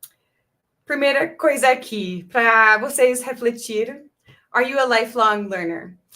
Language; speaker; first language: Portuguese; non-native, fluent; English